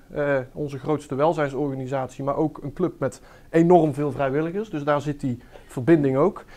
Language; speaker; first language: Dutch; native; Dutch